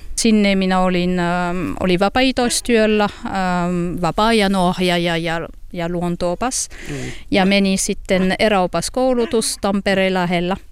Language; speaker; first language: Finnish; non-native, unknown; French